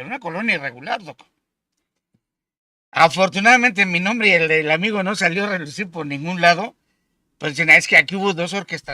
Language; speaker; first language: Spanish; native; Spanish